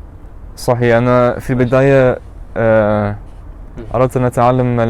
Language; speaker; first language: Arabic; non-native, learner; German